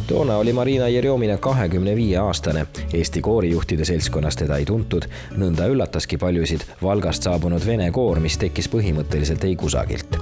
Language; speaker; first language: Estonian; native; Estonian